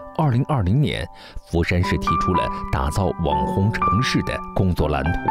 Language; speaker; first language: Chinese; native; Chinese